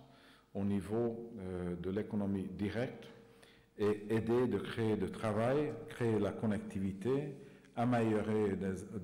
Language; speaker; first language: French; non-native, fluent; Hungarian